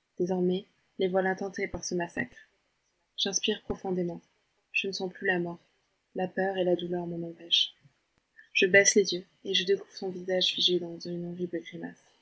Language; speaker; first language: French; early bilingual, other home language; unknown